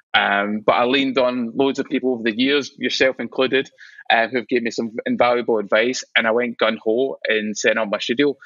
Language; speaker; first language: English; native; English